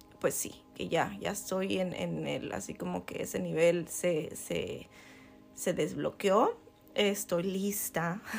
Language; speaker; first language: Spanish; native; Spanish